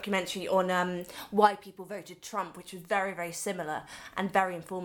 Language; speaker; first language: English; native; English